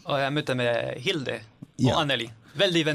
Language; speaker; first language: Norwegian; non-native, learner; French